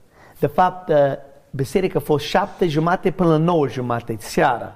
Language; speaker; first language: Romanian; non-native, learner; English